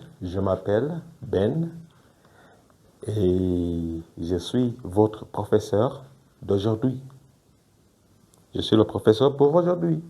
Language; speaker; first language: French; non-native, fluent; Ganda